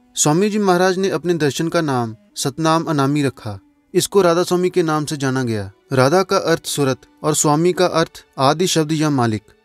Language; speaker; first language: Hindi; non-native, local second language; Punjabi